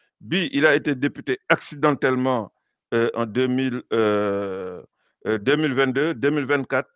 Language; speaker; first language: French; non-native, local second language; Wolof